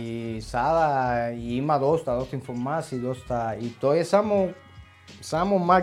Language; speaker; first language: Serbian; non-native, learner; Spanish